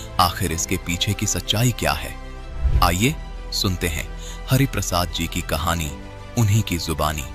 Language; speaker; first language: Hindi; native; Hindi